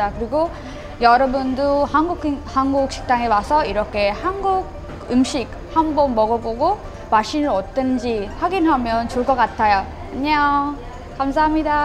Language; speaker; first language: Korean; non-native, fluent; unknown